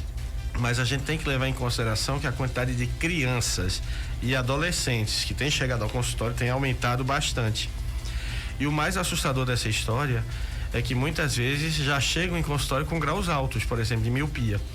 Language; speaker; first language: Portuguese; native; Portuguese